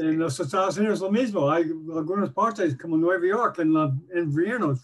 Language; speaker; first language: Spanish; non-native, learner; English